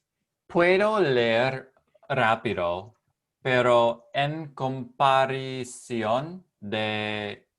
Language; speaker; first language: Spanish; non-native, learner; English